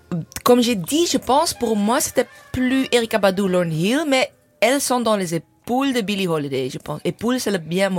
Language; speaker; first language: French; non-native, learner; English